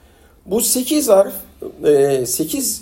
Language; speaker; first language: Turkish; native; Turkish